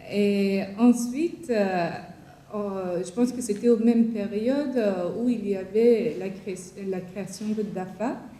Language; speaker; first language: French; non-native, fluent; Persian